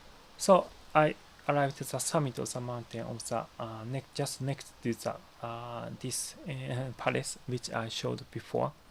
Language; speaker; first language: English; non-native, learner; Japanese